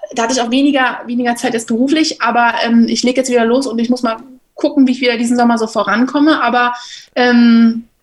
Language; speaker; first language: German; native; German